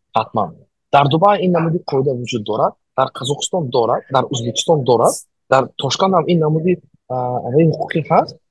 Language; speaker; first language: Tajik; native; Tajik